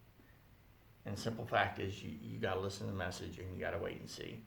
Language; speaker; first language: English; native; English